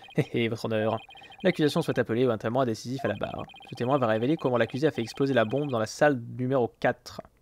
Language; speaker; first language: French; native; French